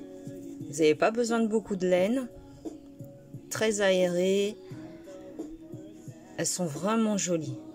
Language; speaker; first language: French; native; French